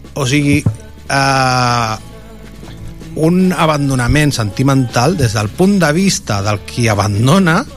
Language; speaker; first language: Catalan; non-native, local second language; Spanish